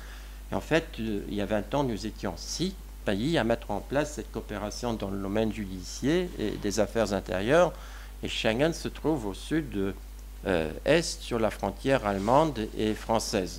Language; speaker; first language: French; non-native, local second language; Luxembourgish